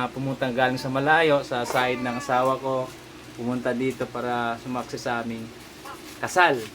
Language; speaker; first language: Filipino; non-native, local second language; Cebuano